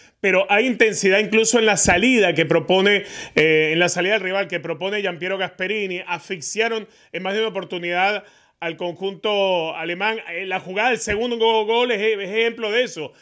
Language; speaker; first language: Spanish; native; Spanish